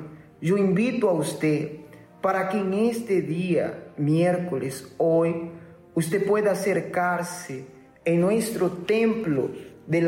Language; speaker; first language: Spanish; non-native, fluent; Portuguese